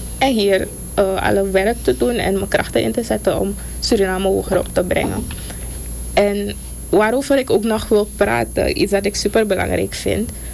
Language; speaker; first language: Dutch; native; Dutch